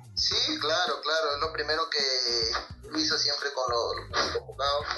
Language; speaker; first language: Spanish; native; Spanish